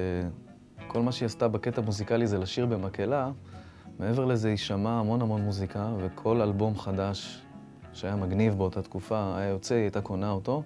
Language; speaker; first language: Hebrew; native; Hebrew